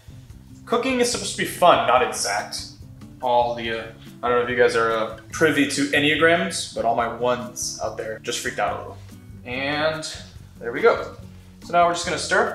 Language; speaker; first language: English; native; English